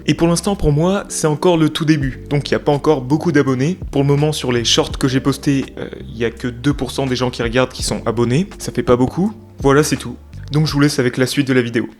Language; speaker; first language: French; native; French